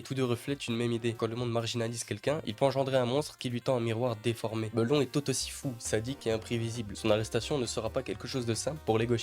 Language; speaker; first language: French; native; French